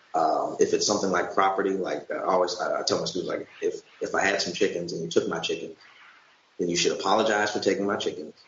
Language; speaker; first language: English; native; English